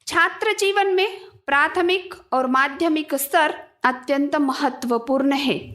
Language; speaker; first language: Hindi; non-native, local second language; Kannada